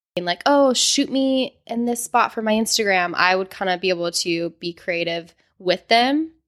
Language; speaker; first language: English; native; English